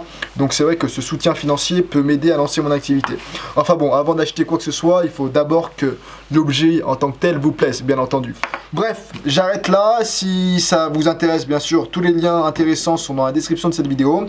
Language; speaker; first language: French; native; French